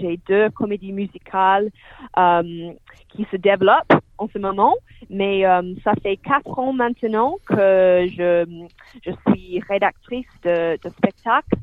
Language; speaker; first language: French; non-native, fluent; English